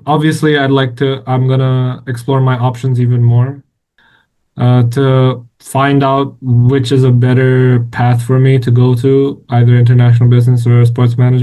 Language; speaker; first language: English; non-native, fluent; Indonesian